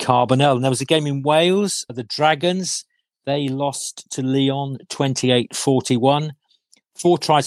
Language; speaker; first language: English; non-native, local second language; Welsh